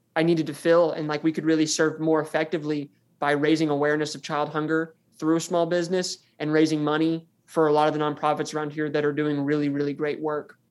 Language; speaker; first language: English; native; English